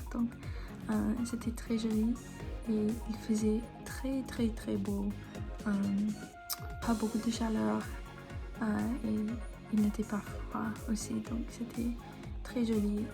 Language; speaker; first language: French; non-native, learner; English